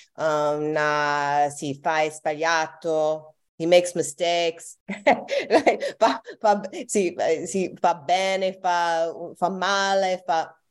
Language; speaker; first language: Italian; non-native, learner; English